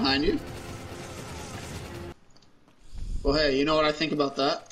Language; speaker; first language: English; native; English